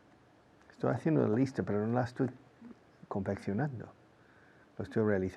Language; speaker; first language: Spanish; non-native, fluent; English